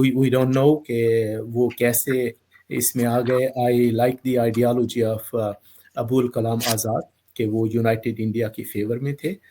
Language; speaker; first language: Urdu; non-native, local second language; Punjabi